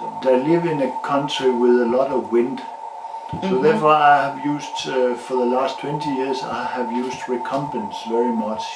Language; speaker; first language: English; non-native, learner; Danish